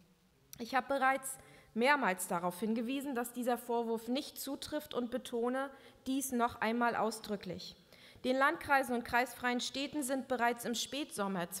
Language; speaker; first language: German; native; German